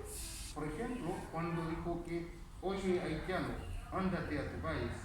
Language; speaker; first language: Spanish; non-native, learner; Haitian Creole